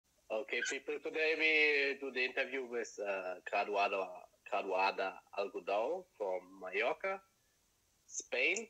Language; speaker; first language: English; non-native, fluent; German